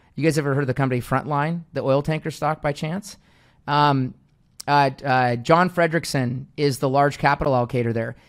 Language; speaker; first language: English; native; English